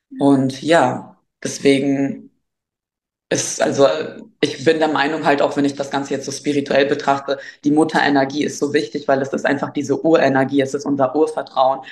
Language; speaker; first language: German; early bilingual, other home language; Albanian